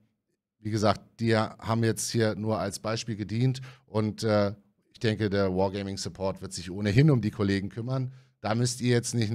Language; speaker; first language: German; native; German